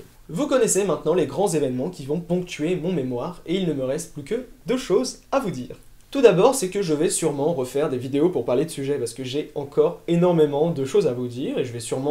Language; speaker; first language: French; native; French